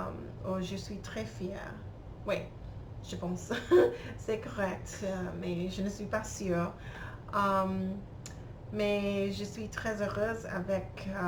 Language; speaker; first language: French; non-native, learner; English